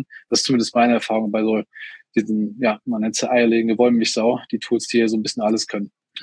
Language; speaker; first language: German; native; German